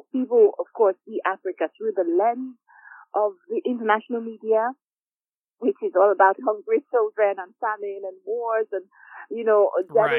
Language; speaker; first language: English; non-native, local second language; Igbo